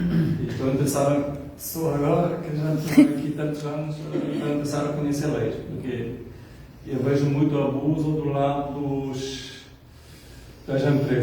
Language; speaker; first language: Portuguese; non-native, fluent; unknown